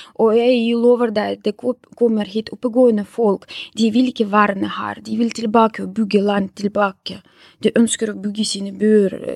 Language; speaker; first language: Norwegian; non-native, fluent; Russian